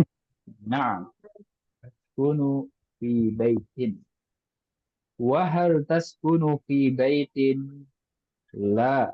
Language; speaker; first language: Arabic; non-native, fluent; Indonesian